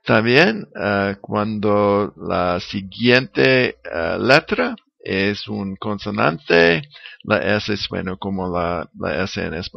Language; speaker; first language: Spanish; non-native, learner; English